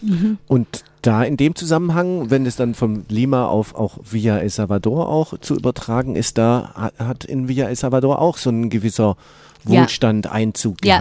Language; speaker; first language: German; native; German